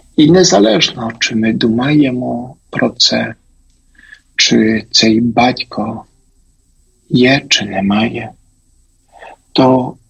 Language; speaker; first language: Ukrainian; non-native, fluent; Polish